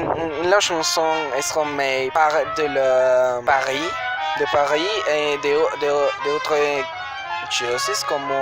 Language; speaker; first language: French; non-native, learner; Spanish